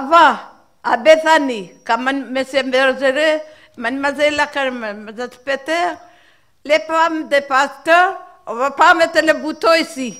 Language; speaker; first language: French; non-native, local second language; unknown